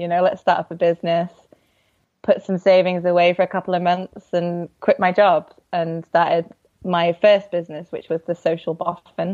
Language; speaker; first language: English; native; English